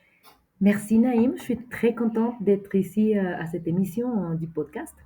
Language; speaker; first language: French; non-native, fluent; Spanish